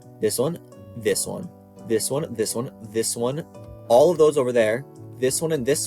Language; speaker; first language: English; native; English